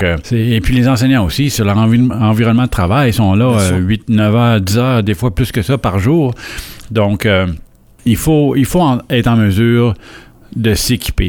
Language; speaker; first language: French; native; French